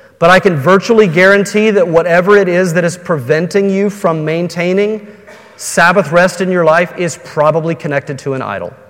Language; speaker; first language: English; native; English